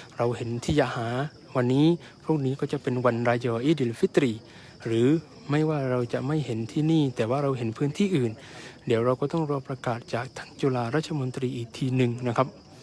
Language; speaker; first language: Thai; non-native, local second language; Malay